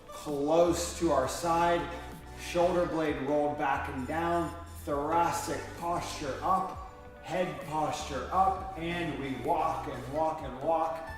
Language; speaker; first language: English; native; English